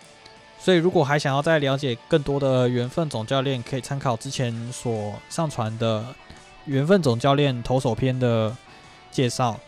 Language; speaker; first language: Chinese; native; Chinese